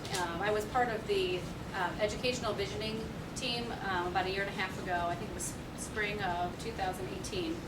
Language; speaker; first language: English; native; English